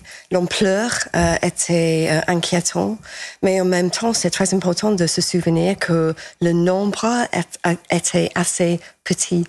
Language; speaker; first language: French; non-native, fluent; English